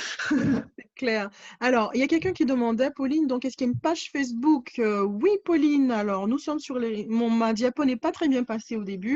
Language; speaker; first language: French; native; French